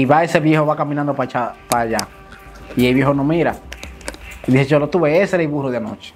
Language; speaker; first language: Spanish; native; Spanish